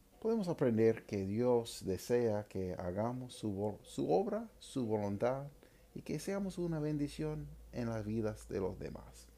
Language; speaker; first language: Spanish; non-native, fluent; English